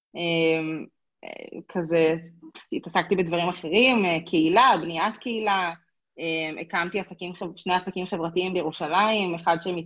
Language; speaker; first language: Hebrew; native; Hebrew